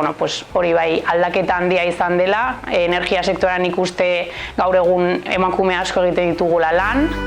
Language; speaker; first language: Basque; non-native, local second language; Spanish